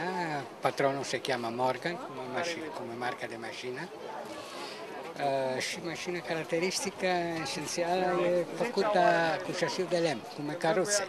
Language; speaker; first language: Romanian; non-native, fluent; Italian